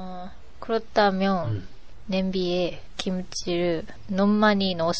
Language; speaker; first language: Korean; non-native, learner; Japanese